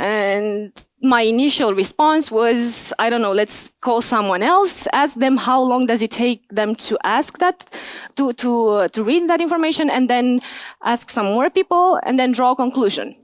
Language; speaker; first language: English; non-native, fluent; Romanian